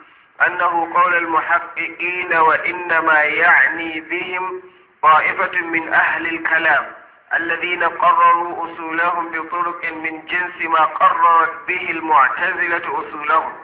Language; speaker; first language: Arabic; non-native, fluent; Hausa